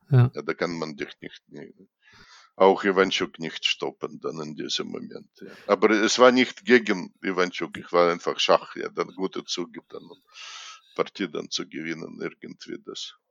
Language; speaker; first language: German; non-native, fluent; Russian